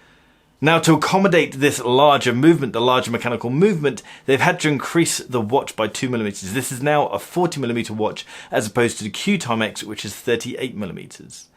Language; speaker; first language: English; native; English